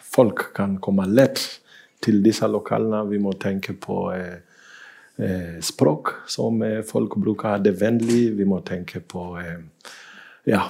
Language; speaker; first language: Norwegian; non-native, fluent; Swahili